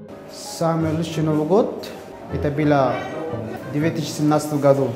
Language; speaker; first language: Russian; non-native, learner; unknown